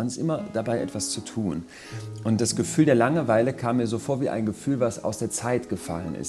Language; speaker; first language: German; native; German